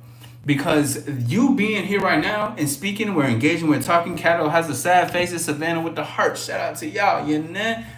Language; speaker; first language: English; native; English